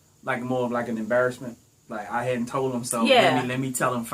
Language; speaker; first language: English; native; English